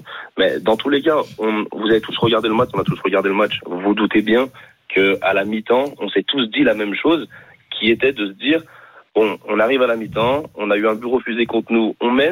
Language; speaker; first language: French; native; French